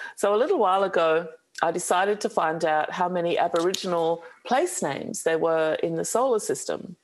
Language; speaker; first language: English; native; English